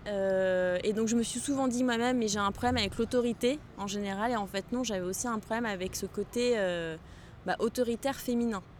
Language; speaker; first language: French; non-native, local second language; Arabic